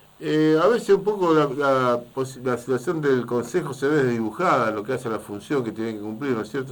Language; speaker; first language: Spanish; native; Spanish